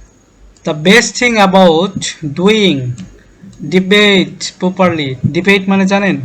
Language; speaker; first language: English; non-native, learner; Bangla